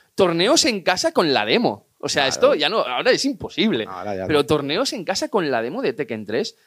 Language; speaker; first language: Spanish; native; Spanish